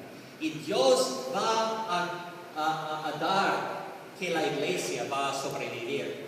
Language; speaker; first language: Spanish; non-native, learner; English